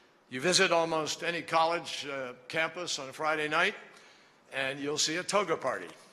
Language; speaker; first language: English; native; English